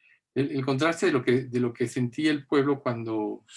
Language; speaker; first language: Spanish; native; Spanish